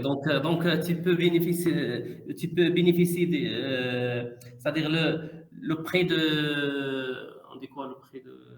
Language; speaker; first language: French; non-native, learner; Arabic